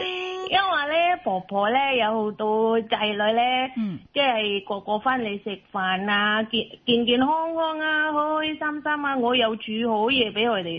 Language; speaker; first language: Cantonese; non-native, learner; Indonesian